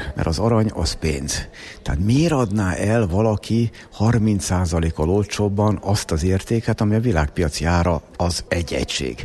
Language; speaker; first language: Hungarian; native; Hungarian